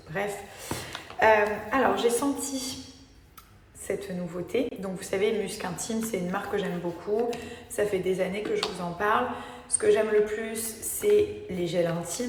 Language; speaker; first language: French; native; French